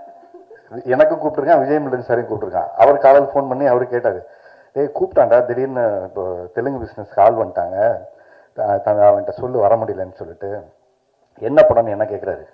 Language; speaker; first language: Tamil; native; Tamil